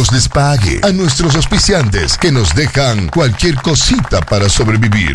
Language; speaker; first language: Spanish; native; Spanish